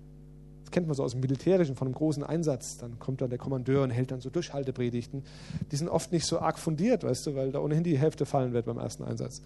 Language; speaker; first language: German; native; German